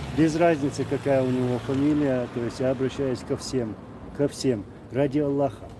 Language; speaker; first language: Russian; non-native, local second language; Chechen